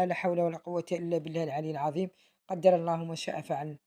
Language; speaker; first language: Arabic; native; Arabic